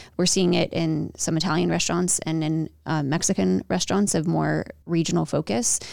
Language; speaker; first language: English; native; English